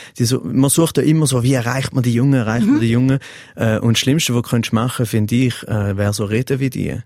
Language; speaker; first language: German; native; German